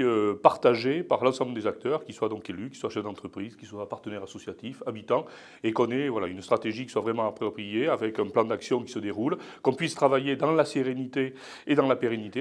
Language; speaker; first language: French; native; French